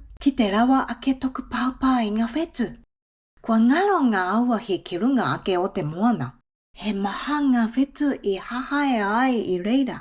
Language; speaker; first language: Māori; non-native, fluent; Japanese